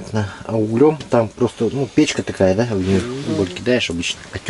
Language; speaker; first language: Russian; native; Russian